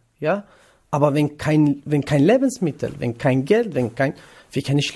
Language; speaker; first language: German; non-native, learner; Kurdish